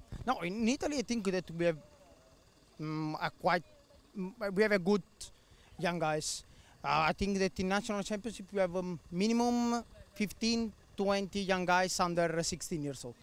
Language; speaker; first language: English; non-native, learner; Italian